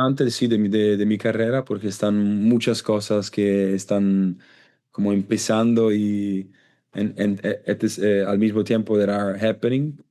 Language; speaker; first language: Spanish; non-native, learner; Italian